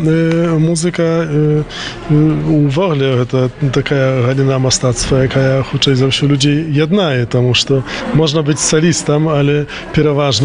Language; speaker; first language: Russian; non-native, learner; Belarusian